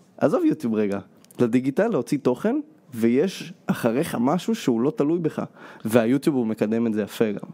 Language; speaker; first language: Hebrew; early bilingual, other home language; Russian